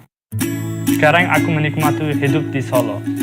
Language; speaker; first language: Indonesian; non-native, learner; Uzbek